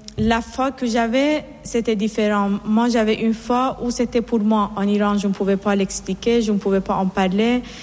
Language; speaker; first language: French; non-native, fluent; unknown